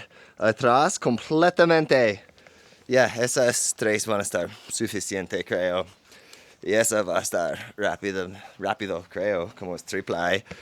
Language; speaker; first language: Spanish; non-native, fluent; English